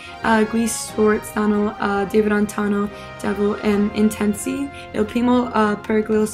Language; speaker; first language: Italian; non-native, learner; English